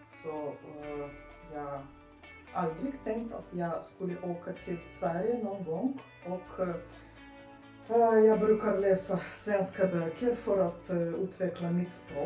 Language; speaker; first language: Swedish; non-native, fluent; Russian